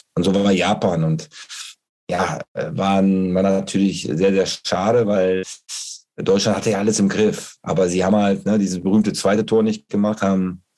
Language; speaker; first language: German; native; German